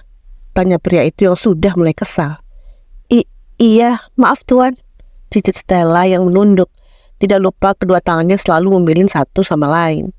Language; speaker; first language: Indonesian; native; Indonesian